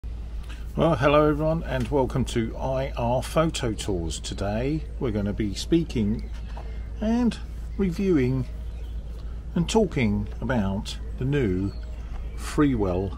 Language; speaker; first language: English; native; English